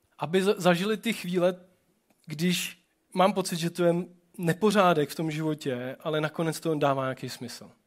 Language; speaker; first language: Czech; native; Czech